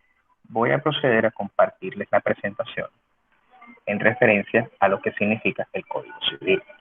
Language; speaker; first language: Spanish; native; Spanish